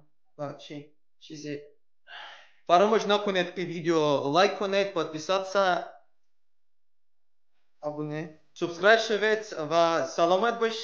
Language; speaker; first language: Persian; non-native, learner; Russian